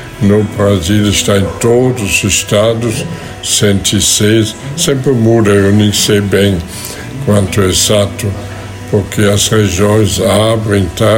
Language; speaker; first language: Portuguese; non-native, fluent; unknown